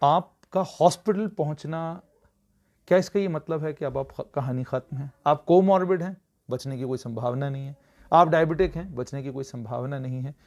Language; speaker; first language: Hindi; native; Hindi